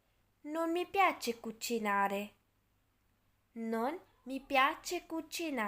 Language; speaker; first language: Italian; non-native, fluent; Urdu